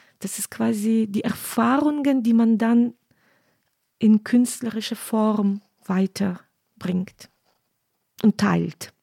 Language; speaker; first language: German; non-native, fluent; Ukrainian